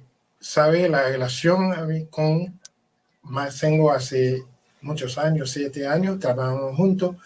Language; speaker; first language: Spanish; non-native, learner; Haitian Creole